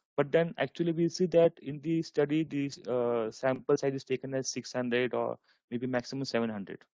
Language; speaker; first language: English; non-native, local second language; Marathi